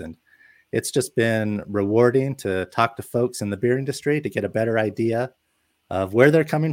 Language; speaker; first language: English; native; English